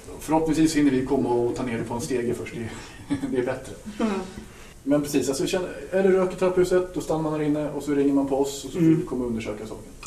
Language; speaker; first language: Swedish; native; Swedish